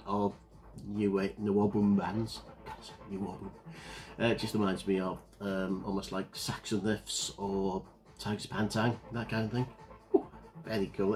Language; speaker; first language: English; native; English